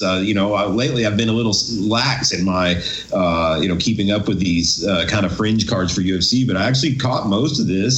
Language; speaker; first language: English; native; English